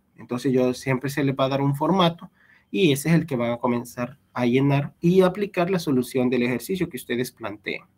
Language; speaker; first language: Spanish; native; Spanish